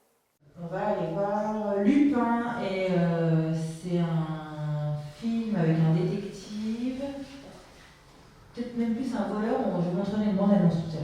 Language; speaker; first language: French; native; French